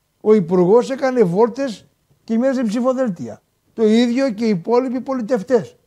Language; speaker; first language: Greek; native; Greek